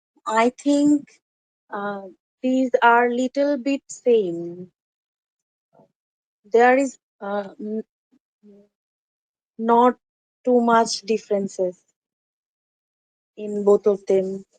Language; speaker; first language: English; non-native, learner; Bangla